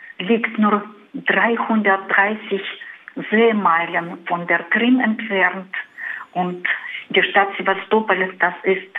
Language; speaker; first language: German; non-native, fluent; Russian